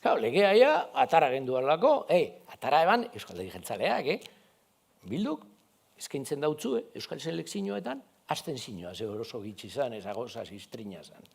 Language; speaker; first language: Basque; non-native, local second language; Spanish